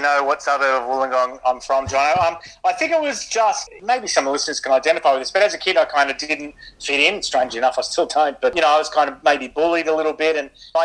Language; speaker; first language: English; native; English